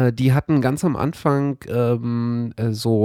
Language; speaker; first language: German; native; German